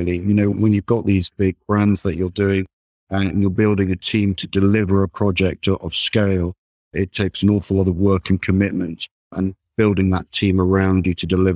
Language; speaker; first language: English; native; English